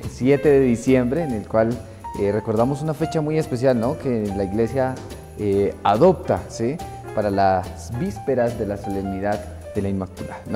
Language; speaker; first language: Spanish; native; Spanish